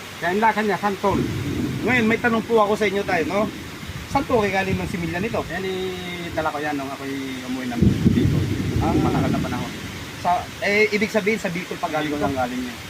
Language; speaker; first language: Filipino; non-native, local second language; Bikol